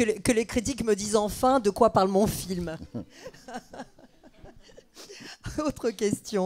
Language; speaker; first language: French; native; French